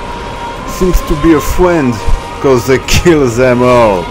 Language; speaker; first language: English; non-native, learner; French